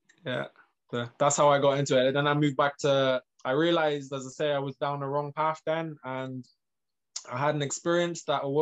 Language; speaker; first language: English; native; English